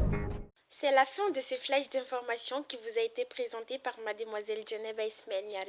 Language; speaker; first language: French; non-native, local second language; Bambara